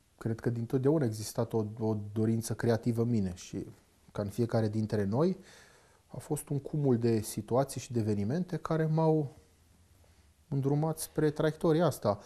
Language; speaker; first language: Romanian; non-native, local second language; Hungarian